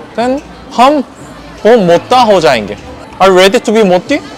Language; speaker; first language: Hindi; non-native, learner; Korean